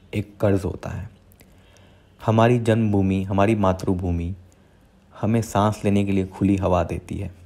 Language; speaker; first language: Hindi; non-native, local second language; Gujarati